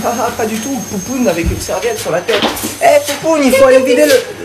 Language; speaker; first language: French; native; French